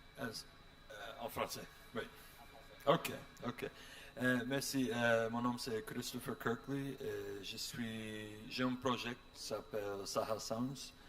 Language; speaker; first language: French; non-native, learner; English